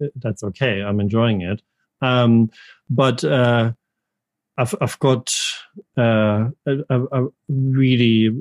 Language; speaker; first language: English; non-native, fluent; German